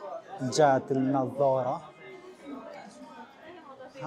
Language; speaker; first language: Arabic; non-native, fluent; Japanese